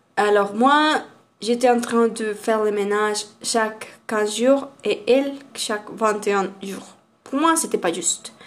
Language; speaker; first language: French; non-native, learner; Spanish